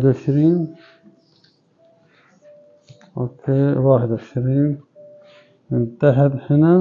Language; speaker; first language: Arabic; non-native, learner; Urdu